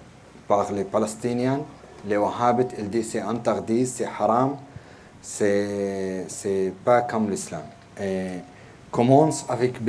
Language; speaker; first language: French; non-native, learner; Arabic